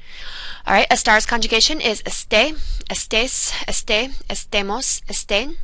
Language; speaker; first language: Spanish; non-native, fluent; English